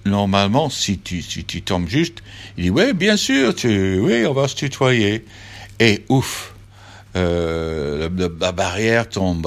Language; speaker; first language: French; non-native, fluent; English